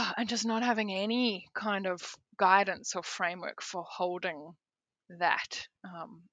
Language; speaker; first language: English; native; English